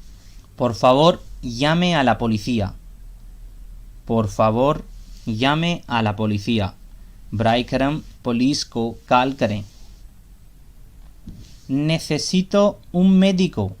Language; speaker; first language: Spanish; non-native, fluent; Urdu